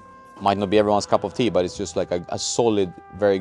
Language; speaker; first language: English; non-native, fluent; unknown